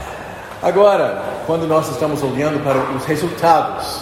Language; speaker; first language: Portuguese; non-native, fluent; English